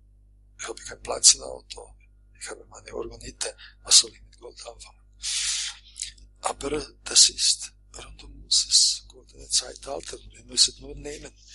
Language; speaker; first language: German; non-native, fluent; Croatian